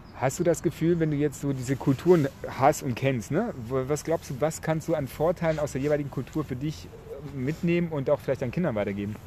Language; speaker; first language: German; native; German